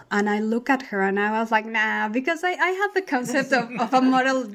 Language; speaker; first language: English; non-native, fluent; Spanish